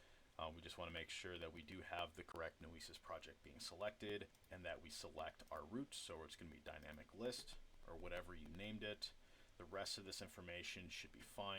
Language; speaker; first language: English; native; English